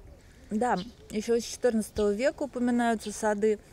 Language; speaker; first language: Russian; native; Russian